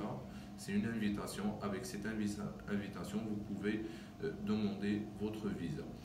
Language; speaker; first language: French; non-native, local second language; Arabic